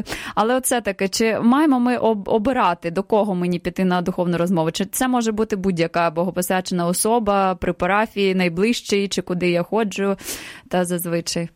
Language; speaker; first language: Ukrainian; native; Ukrainian